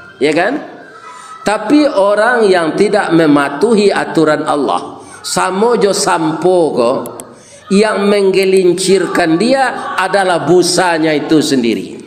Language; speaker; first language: Malay; non-native, local second language; Minangkabau